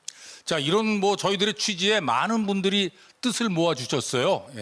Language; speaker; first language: Korean; native; Korean